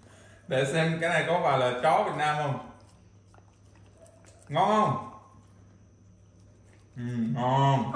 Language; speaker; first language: Vietnamese; non-native, fluent; English